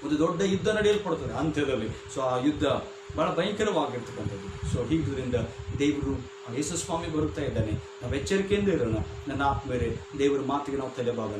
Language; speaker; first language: Kannada; native; Kannada